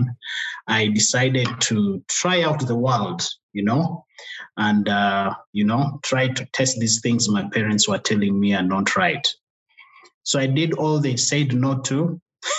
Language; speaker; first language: English; non-native, local second language; Kinyarwanda